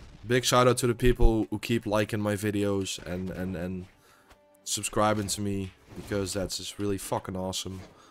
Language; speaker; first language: English; non-native, fluent; Dutch